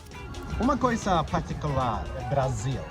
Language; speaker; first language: Portuguese; non-native, learner; Spanish